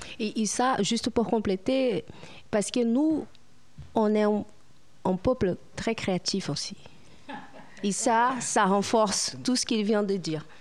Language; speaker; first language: French; non-native, fluent; Portuguese